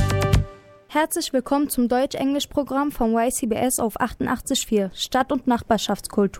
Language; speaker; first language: German; native; German